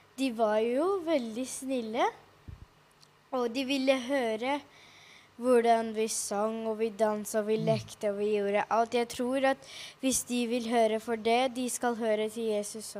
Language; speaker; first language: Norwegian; early bilingual, heritage; Norwegian